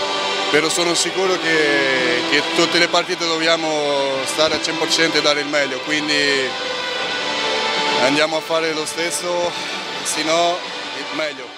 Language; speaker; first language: Italian; non-native, learner; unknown